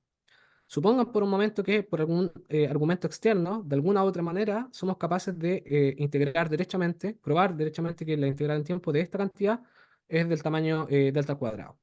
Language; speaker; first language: Spanish; native; Spanish